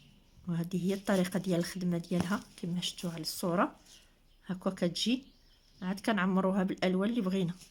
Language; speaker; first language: Arabic; native; Arabic